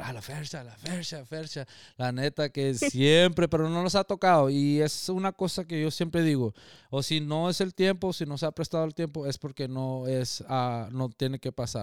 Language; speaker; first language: Spanish; early bilingual, heritage; Spanish